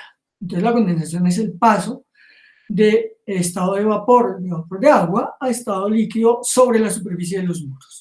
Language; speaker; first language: Spanish; native; Spanish